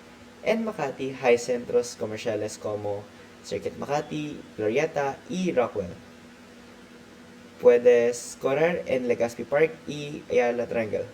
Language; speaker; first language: Spanish; non-native, learner; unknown